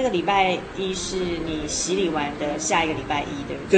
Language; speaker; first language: Chinese; native; Chinese